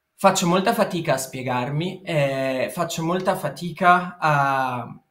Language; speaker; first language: Italian; native; Italian